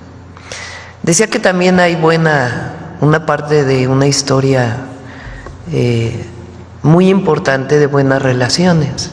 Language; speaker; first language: Spanish; native; Spanish